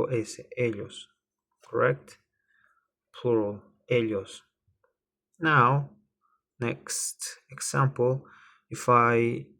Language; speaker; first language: Spanish; non-native, learner; English